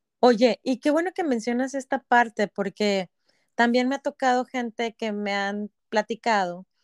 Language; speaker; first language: Spanish; native; Spanish